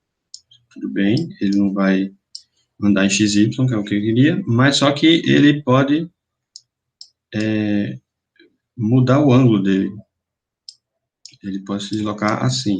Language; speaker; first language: Portuguese; native; Portuguese